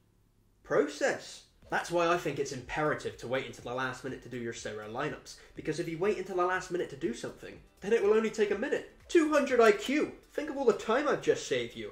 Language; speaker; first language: English; native; English